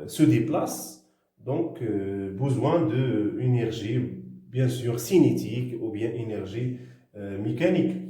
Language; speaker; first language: French; non-native, local second language; Arabic